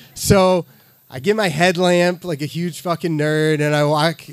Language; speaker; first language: English; native; English